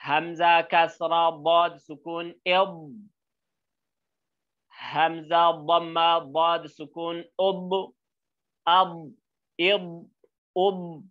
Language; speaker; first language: Arabic; non-native, learner; Oromo